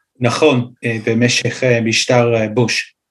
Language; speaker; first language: Hebrew; non-native, fluent; English